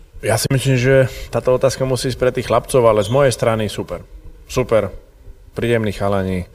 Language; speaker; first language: Slovak; native; Slovak